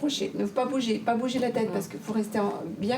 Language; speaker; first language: French; native; French